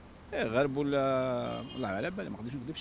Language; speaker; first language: Arabic; native; Arabic